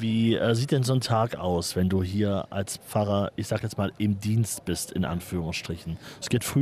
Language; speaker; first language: German; native; German